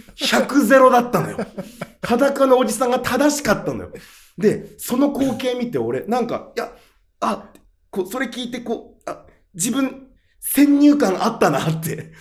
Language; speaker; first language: Japanese; native; Japanese